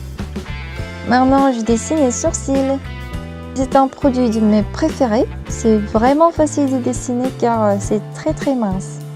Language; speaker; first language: French; non-native, learner; Korean